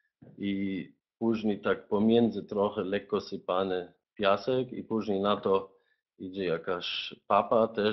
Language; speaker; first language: Polish; non-native, fluent; German